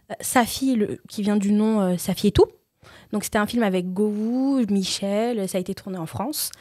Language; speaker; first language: French; early bilingual, other home language; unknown